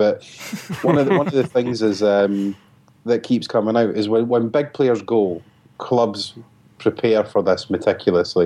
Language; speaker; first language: English; native; English